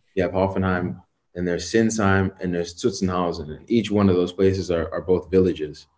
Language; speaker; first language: English; native; English